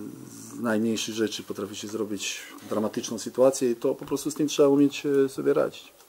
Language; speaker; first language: Polish; non-native, fluent; Serbian